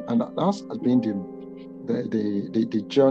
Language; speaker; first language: English; non-native, local second language; Yoruba